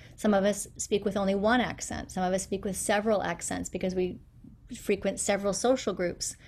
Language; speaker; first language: English; native; English